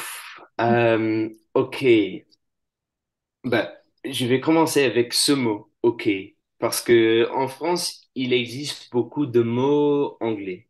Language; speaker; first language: French; non-native, fluent; English